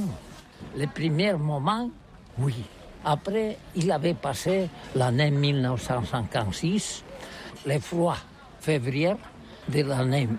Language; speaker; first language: French; non-native, learner; Catalan